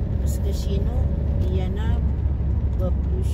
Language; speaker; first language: French; non-native, fluent; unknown